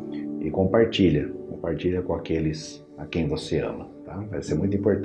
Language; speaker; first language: Portuguese; native; Portuguese